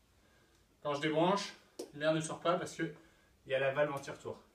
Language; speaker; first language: French; native; French